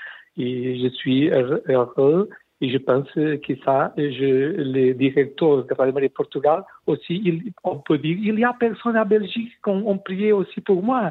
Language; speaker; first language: French; non-native, learner; Portuguese